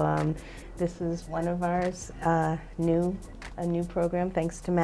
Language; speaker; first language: English; native; English